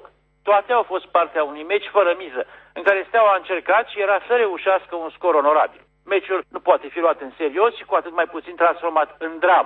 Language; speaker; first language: Romanian; native; Romanian